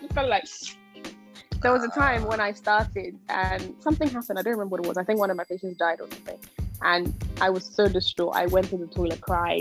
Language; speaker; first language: English; non-native, local second language; Akan